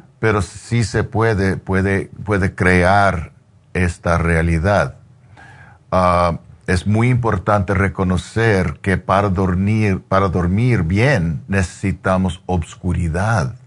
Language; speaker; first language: Spanish; non-native, learner; English